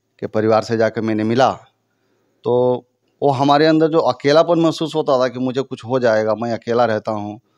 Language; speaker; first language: Hindi; native; Hindi